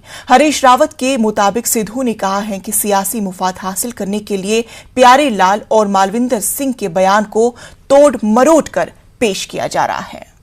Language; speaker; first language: Hindi; native; Hindi